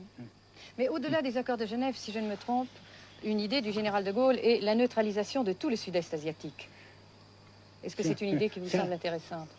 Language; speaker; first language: French; native; French